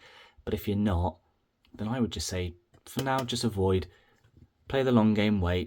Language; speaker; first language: English; native; English